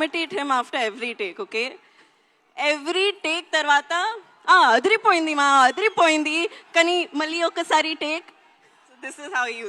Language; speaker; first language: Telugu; non-native, learner; Hindi